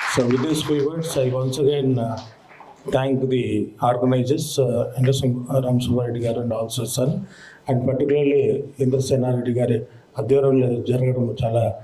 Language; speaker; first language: English; non-native, local second language; Telugu